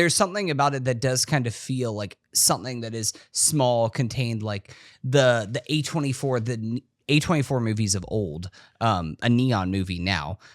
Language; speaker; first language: English; native; English